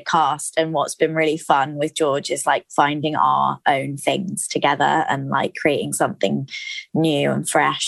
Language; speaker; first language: English; native; English